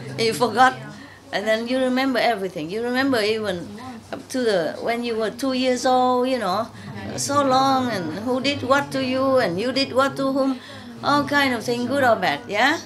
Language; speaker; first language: English; non-native, fluent; Vietnamese